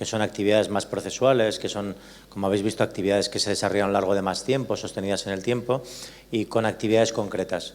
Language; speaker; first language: Spanish; native; Spanish